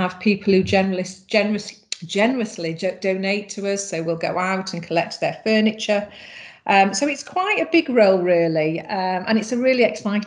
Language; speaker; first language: English; native; English